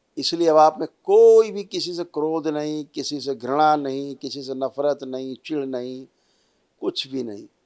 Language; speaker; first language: Hindi; native; Hindi